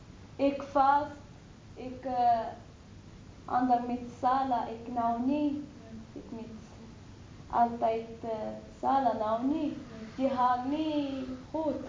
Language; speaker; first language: Dutch; non-native, learner; Arabic